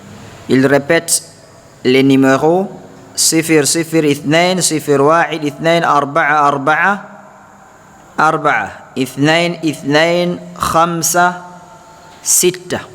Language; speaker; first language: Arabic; non-native, fluent; Fula